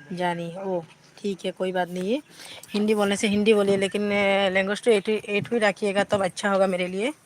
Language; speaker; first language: Hindi; non-native, local second language; Bangla